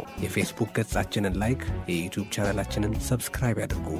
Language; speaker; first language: Amharic; native; Amharic